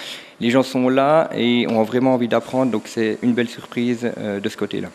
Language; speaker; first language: French; native; French